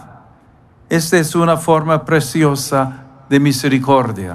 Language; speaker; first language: Spanish; non-native, fluent; English